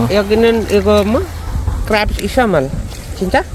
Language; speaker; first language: Korean; non-native, learner; Nepali